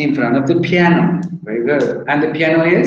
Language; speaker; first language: English; non-native, fluent; Spanish